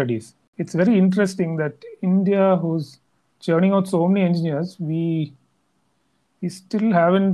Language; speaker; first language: English; non-native, local second language; Tamil